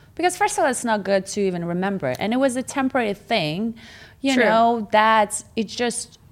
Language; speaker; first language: English; non-native, fluent; Russian